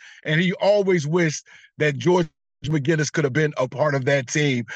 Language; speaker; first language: English; native; English